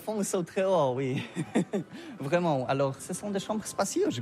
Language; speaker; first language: French; non-native, learner; Polish